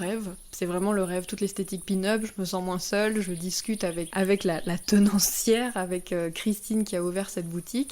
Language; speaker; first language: French; native; French